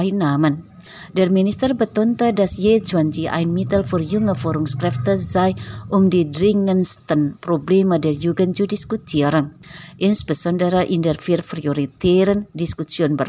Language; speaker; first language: German; non-native, fluent; Indonesian